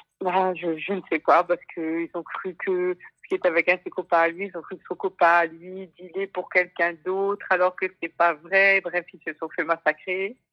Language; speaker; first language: French; early bilingual, other home language; Wolof